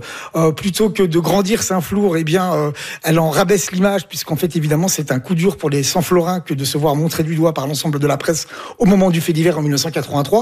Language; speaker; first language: French; native; French